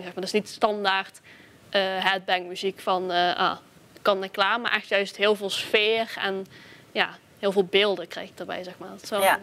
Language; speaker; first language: Dutch; native; Dutch